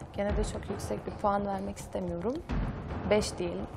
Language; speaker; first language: Turkish; native; Turkish